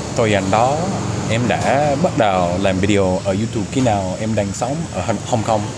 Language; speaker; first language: Vietnamese; non-native, learner; English